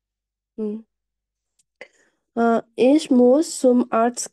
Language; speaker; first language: German; non-native, learner; Bangla